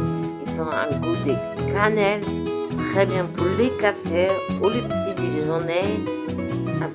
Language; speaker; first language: French; non-native, fluent; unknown